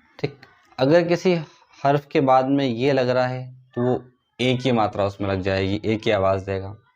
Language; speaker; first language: Hindi; native; Hindi